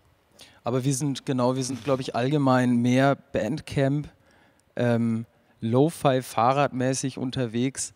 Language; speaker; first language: German; native; German